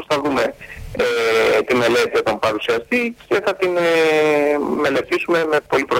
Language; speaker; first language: Greek; native; Greek